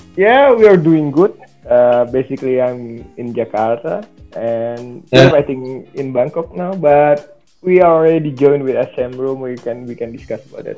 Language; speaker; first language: English; non-native, learner; Indonesian